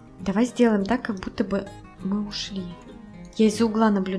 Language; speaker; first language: Russian; native; Russian